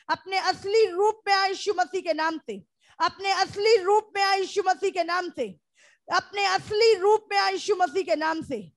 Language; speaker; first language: Hindi; native; Hindi